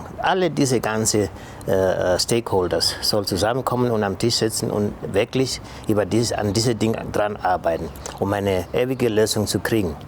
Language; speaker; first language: German; non-native, local second language; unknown